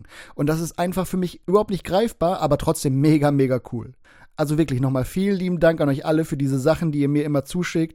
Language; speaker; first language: German; native; German